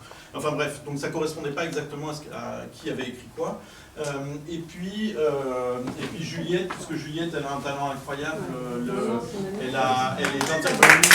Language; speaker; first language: French; native; French